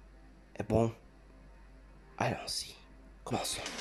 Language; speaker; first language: French; non-native, learner; Russian